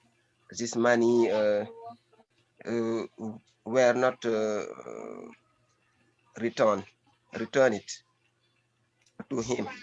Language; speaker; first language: English; non-native, learner; French